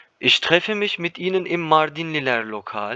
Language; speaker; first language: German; non-native, fluent; Turkish